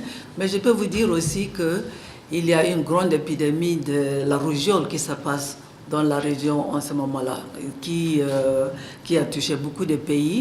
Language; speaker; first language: French; non-native, fluent; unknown